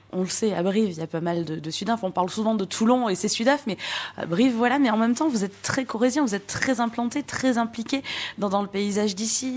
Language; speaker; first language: French; native; French